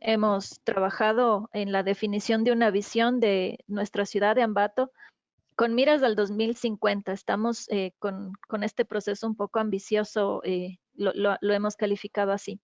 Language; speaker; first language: Spanish; native; Spanish